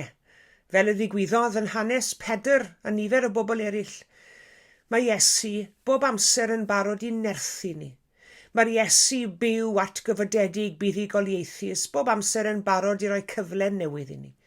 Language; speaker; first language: Welsh; native; Welsh